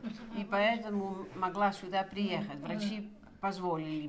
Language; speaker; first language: Russian; non-native, fluent; Dutch